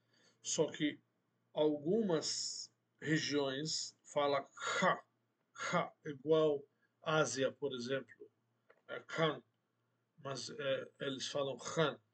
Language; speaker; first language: Portuguese; non-native, fluent; Arabic